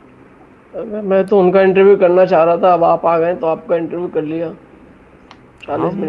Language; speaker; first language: Hindi; non-native, fluent; Urdu